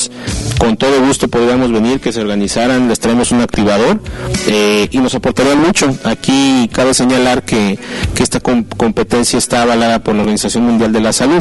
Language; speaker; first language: Spanish; native; Spanish